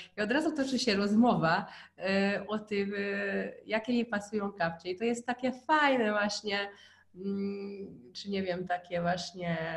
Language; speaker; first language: Polish; non-native, fluent; Hungarian